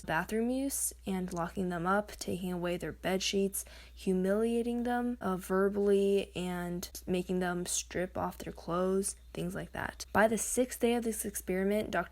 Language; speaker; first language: English; native; English